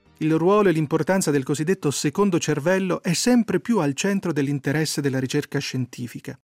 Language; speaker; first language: Italian; native; Italian